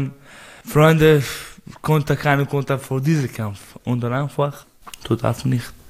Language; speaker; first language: German; non-native, learner; Persian